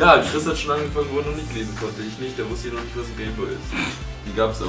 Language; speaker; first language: German; native; German